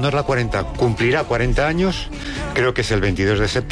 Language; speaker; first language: Spanish; native; Spanish